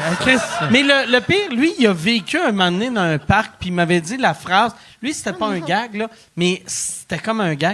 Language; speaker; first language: French; native; French